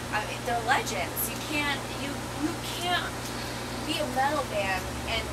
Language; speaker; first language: English; native; English